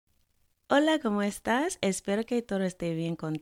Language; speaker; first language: Spanish; non-native, fluent; English